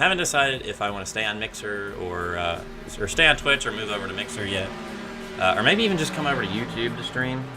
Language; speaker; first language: English; native; English